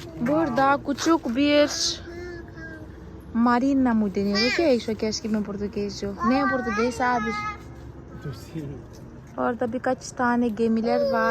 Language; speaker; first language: Turkish; non-native, fluent; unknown